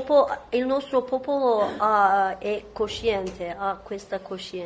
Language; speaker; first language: Italian; non-native, fluent; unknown